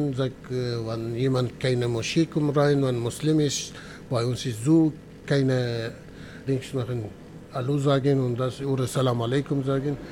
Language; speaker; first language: German; non-native, learner; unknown